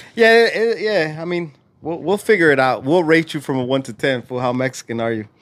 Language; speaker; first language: English; native; English